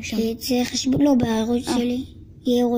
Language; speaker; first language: Hebrew; native; Hebrew